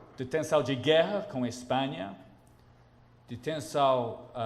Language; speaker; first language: Portuguese; non-native, fluent; English